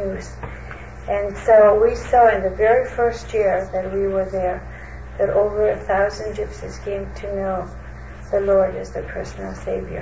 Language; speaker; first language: English; non-native, fluent; Greek